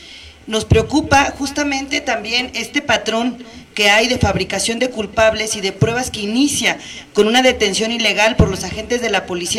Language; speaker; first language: Spanish; native; Spanish